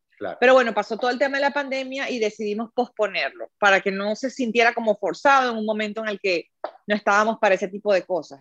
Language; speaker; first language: Spanish; native; Spanish